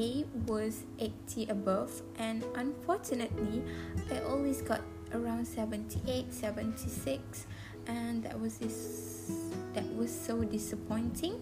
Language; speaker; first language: English; non-native, local second language; Pattani Malay